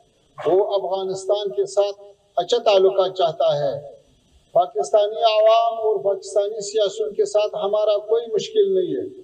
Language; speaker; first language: Hindi; non-native, fluent; Pashto